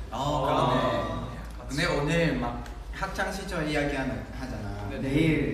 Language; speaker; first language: Korean; non-native, learner; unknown